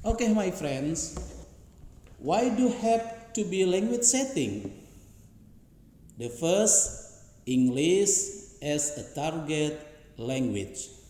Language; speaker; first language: English; non-native, learner; Indonesian